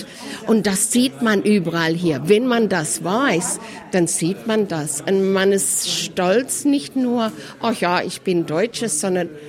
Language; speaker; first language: German; early bilingual, heritage; German